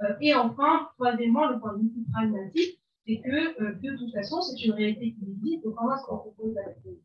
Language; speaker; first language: French; non-native, local second language; Arabic